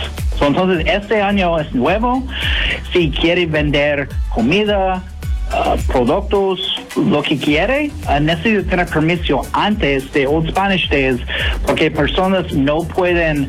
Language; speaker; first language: Spanish; non-native, fluent; English